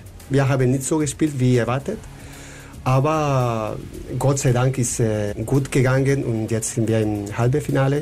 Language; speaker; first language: German; non-native, fluent; Spanish